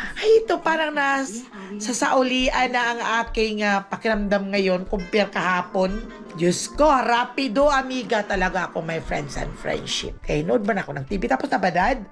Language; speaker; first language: Filipino; non-native, local second language; Cebuano